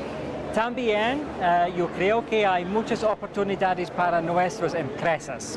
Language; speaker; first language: Spanish; non-native, fluent; English